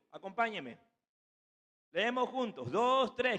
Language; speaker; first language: Spanish; native; Spanish